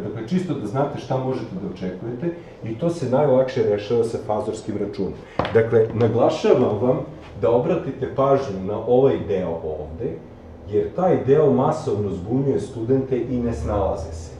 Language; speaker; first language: Serbian; native; Serbian